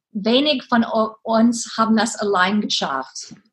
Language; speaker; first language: German; non-native, learner; English